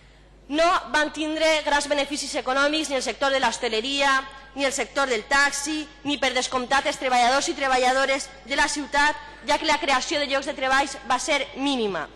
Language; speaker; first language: Catalan; native; Catalan